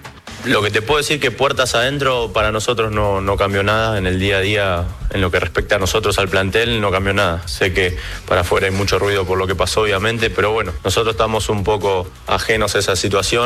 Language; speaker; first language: Spanish; native; Spanish